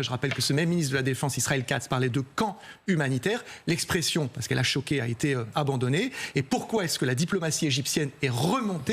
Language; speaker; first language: French; native; French